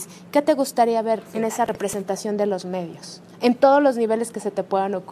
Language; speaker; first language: Spanish; native; Spanish